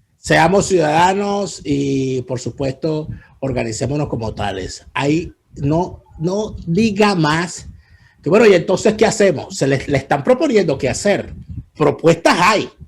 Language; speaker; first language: Spanish; native; Spanish